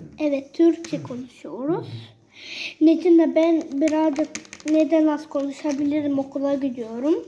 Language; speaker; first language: Turkish; early bilingual, heritage; Turkish